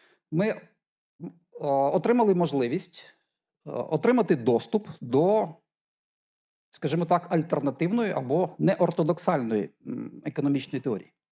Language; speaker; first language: Ukrainian; native; Ukrainian